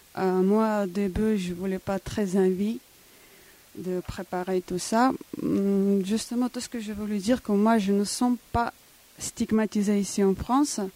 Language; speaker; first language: French; non-native, learner; Armenian